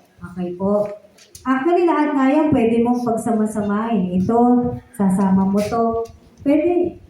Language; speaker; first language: Filipino; native; Filipino